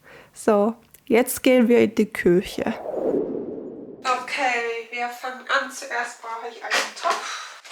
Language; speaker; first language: German; non-native, learner; Turkish